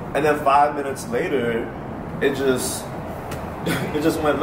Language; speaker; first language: English; native; English